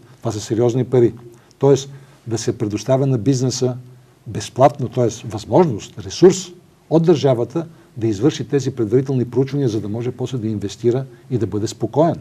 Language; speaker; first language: Bulgarian; native; Bulgarian